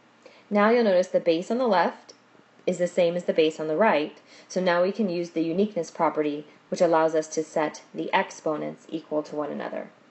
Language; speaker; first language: English; native; English